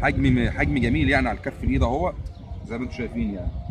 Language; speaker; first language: Arabic; native; Arabic